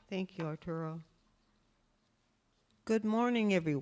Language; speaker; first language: English; native; English